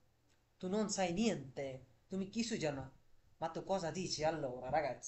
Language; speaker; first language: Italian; non-native, fluent; Bangla